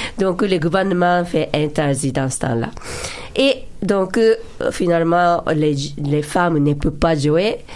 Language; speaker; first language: French; non-native, learner; Japanese